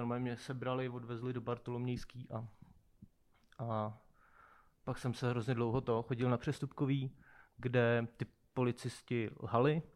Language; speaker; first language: Czech; native; Czech